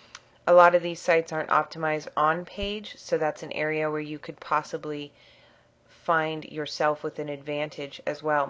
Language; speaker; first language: English; native; English